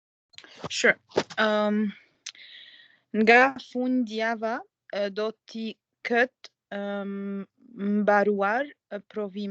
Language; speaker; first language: Albanian; non-native, learner; Arabic